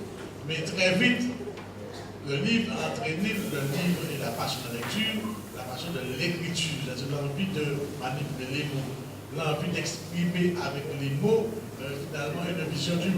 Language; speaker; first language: French; native; French